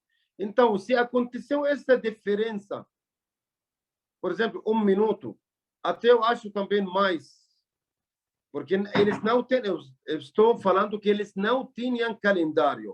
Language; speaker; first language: Portuguese; non-native, learner; Arabic